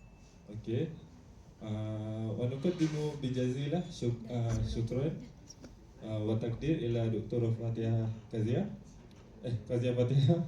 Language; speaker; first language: Arabic; non-native, learner; Malay